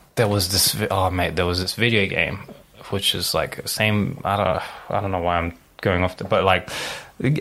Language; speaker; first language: English; early bilingual, other home language; Arabic